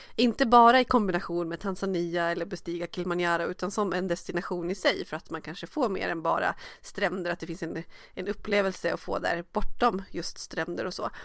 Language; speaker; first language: Swedish; native; Swedish